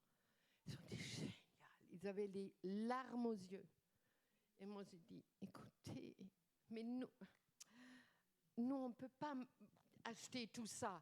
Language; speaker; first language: French; non-native, fluent; German